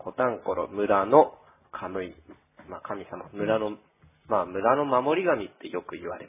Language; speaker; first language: Japanese; native; Japanese